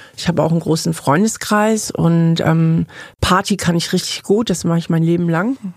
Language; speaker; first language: German; native; German